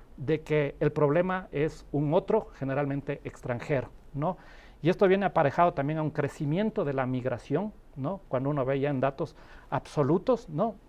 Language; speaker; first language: Spanish; native; Spanish